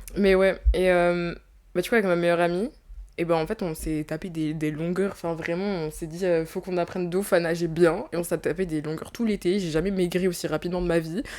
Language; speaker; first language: French; native; French